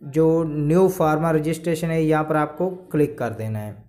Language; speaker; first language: Hindi; native; Hindi